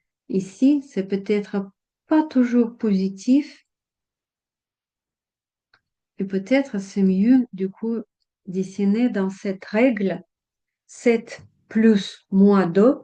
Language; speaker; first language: French; non-native, fluent; Russian